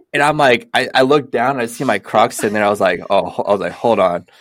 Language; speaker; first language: English; native; English